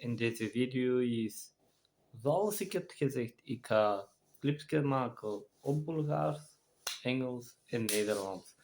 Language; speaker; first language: Dutch; non-native, fluent; Bulgarian